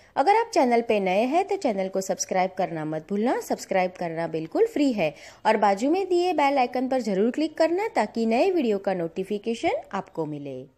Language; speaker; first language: Hindi; non-native, local second language; Gujarati